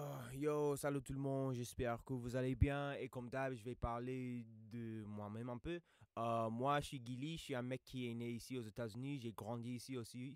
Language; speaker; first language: French; non-native, fluent; English